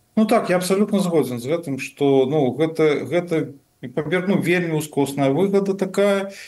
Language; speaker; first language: Belarusian; non-native, local second language; Russian